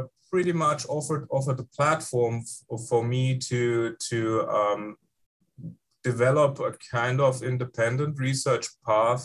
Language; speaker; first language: English; non-native, fluent; German